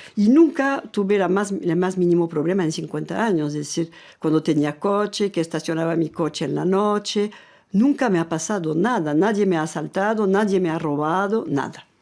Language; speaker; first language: Spanish; non-native, fluent; French